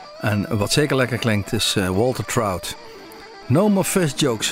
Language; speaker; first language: Dutch; native; Dutch